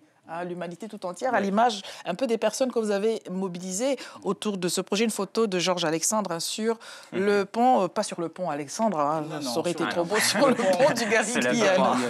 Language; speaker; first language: French; native; French